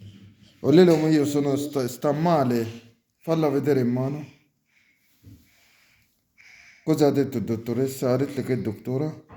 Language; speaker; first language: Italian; non-native, learner; Arabic